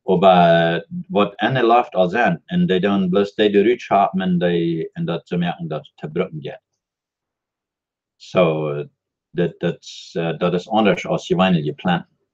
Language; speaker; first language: German; non-native, learner; Dutch